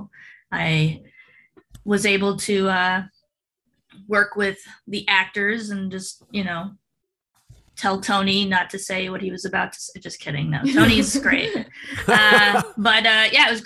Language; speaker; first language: English; non-native, fluent; Spanish